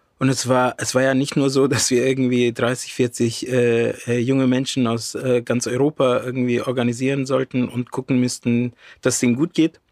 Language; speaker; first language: German; early bilingual, other home language; Romany